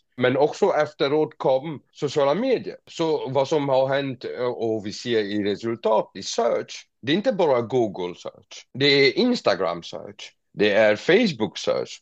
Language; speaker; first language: Swedish; non-native, fluent; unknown